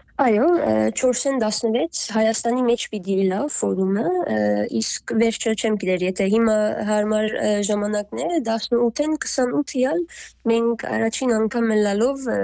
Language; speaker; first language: Armenian; early bilingual, heritage; Armenian